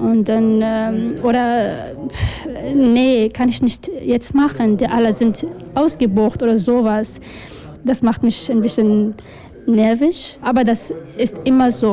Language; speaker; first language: German; non-native, learner; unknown